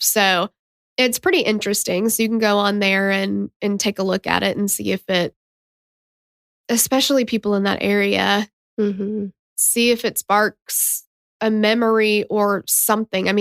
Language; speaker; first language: English; native; English